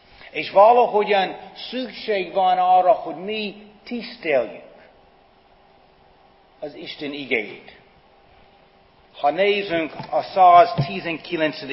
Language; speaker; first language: Hungarian; non-native, fluent; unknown